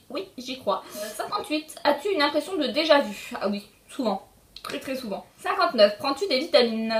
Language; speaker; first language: French; early bilingual, other home language; Polish